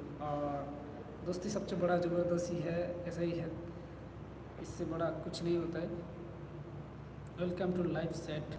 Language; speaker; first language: Hindi; non-native, learner; Bangla